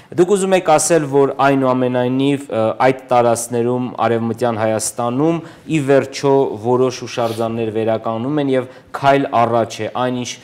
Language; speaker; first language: Armenian; native; Armenian